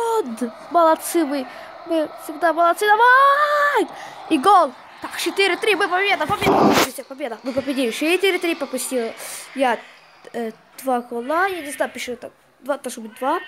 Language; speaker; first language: Russian; non-native, fluent; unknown